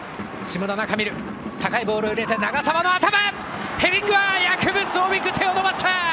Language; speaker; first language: Japanese; native; Japanese